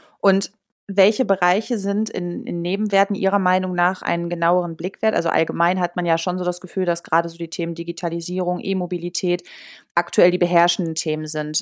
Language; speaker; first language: German; native; German